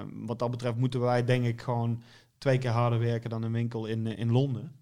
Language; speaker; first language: Dutch; native; Dutch